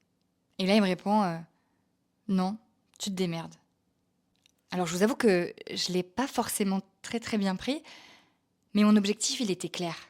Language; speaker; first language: French; native; French